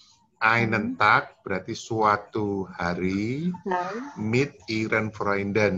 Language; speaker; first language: German; non-native, fluent; Indonesian